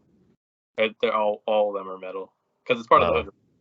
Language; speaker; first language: English; native; English